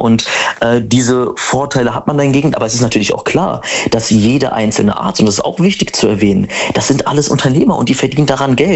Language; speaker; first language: German; native; German